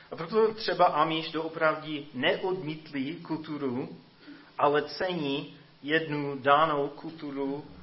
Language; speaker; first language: Czech; non-native, fluent; English